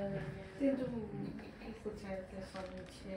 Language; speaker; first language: Danish; non-native, learner; Persian